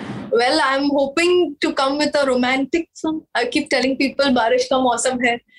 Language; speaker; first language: English; non-native, local second language; Marathi